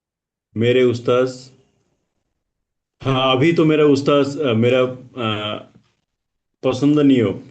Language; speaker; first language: Hindi; non-native, learner; Bangla